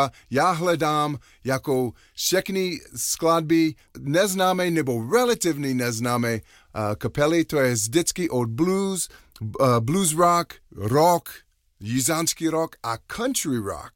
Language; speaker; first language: Czech; non-native, learner; English